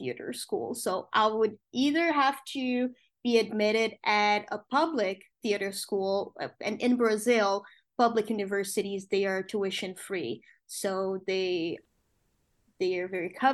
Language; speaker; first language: English; non-native, fluent; Portuguese